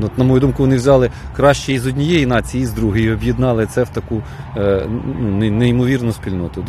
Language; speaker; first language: Ukrainian; native; Ukrainian